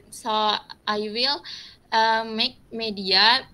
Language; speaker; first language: English; non-native, learner; Indonesian